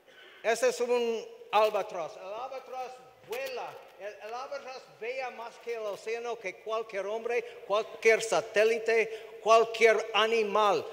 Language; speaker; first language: Spanish; non-native, fluent; English